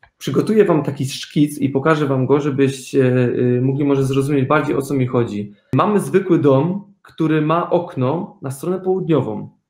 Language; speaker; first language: Polish; early bilingual, heritage; Polish